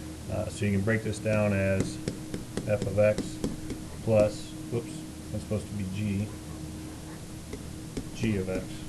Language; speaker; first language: English; native; English